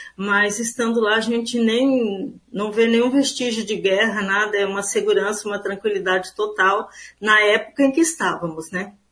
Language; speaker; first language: Portuguese; native; Portuguese